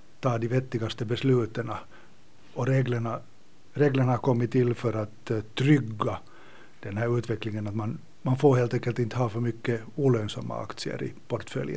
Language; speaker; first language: Swedish; native; Swedish